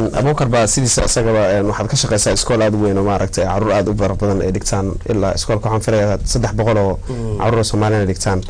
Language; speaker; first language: Somali; early bilingual, heritage; Somali